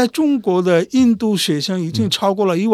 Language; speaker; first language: Chinese; non-native, fluent; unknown